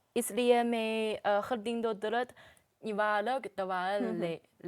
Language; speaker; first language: Hindi; non-native, learner; Chinese